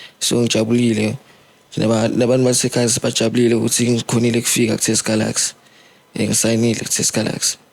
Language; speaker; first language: Zulu; non-native, local second language; Swati